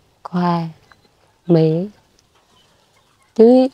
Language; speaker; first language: Vietnamese; non-native, local second language; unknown